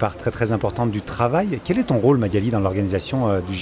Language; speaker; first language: French; native; French